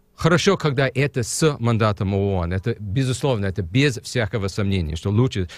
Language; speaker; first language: Russian; non-native, fluent; English